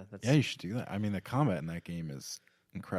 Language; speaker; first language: English; native; English